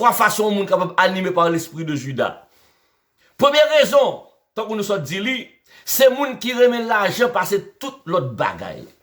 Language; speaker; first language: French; non-native, learner; Haitian Creole